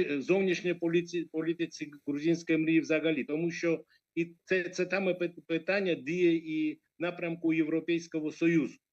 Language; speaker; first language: Ukrainian; non-native, fluent; Georgian